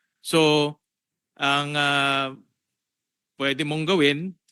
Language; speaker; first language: Filipino; native; Filipino